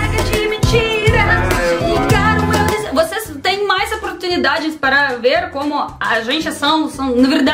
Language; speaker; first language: Portuguese; non-native, learner; Russian